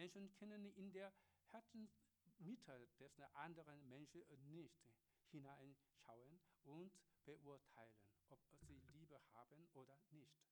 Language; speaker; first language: German; non-native, learner; Korean